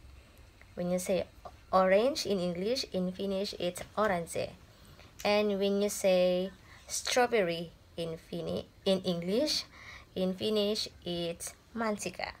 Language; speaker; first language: English; non-native, local second language; Filipino